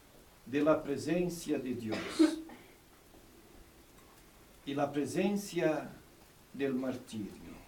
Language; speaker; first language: Spanish; non-native, fluent; Portuguese